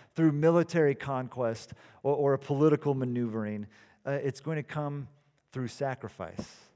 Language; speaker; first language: English; early bilingual, other home language; Dutch